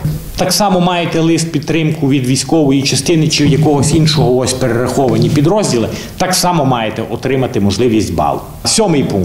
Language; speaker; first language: Ukrainian; native; Ukrainian